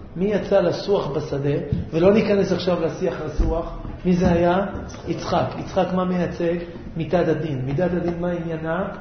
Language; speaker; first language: Hebrew; native; Hebrew